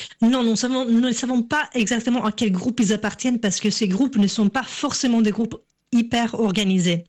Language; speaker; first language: French; non-native, fluent; English